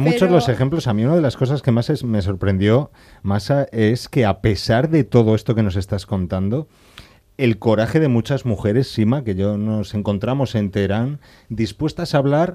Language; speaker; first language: Spanish; native; Spanish